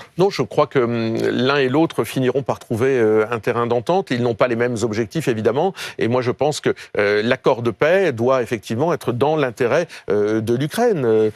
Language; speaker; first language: French; native; French